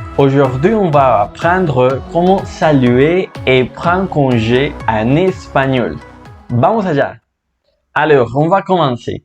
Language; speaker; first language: French; non-native, fluent; Spanish